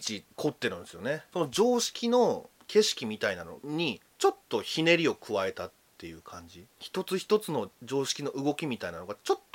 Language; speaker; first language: Japanese; native; Japanese